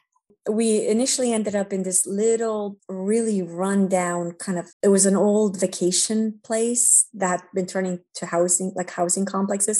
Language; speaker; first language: English; early bilingual, other home language; Romanian